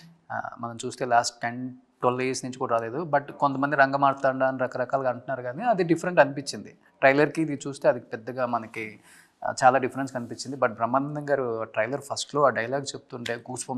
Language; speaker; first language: Telugu; native; Telugu